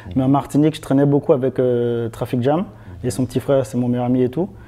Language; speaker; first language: French; native; French